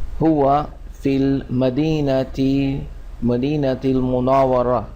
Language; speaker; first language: Arabic; non-native, fluent; English